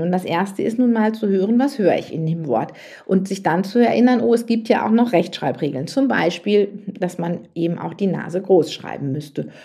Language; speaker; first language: German; native; German